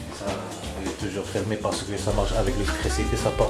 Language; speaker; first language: French; non-native, learner; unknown